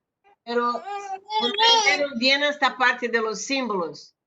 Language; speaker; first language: Spanish; non-native, fluent; Portuguese